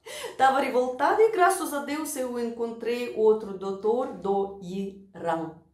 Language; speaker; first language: Portuguese; non-native, fluent; Russian